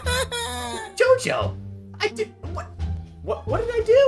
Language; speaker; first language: English; native; English